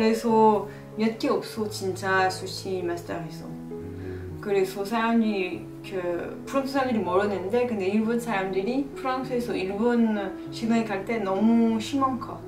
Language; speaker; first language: Korean; non-native, learner; French